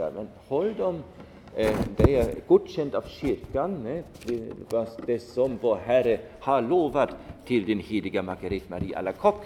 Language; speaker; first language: Swedish; non-native, fluent; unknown